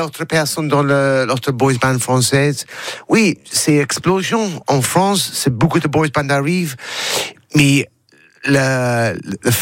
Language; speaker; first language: French; non-native, learner; English